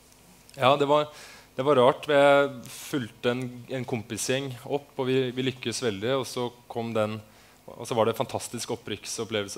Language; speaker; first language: Norwegian; native; Norwegian